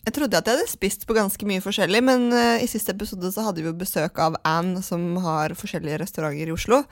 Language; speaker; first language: Norwegian; native; Norwegian